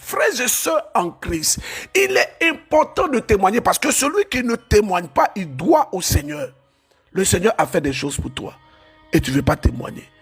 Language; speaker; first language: French; native; French